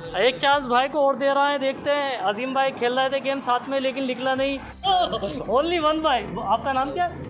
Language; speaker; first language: Hindi; native; Hindi